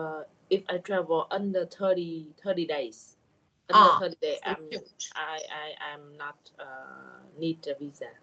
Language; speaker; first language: English; non-native, learner; Thai